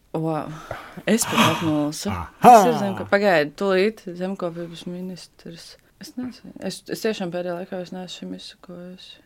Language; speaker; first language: Latvian; native; Latvian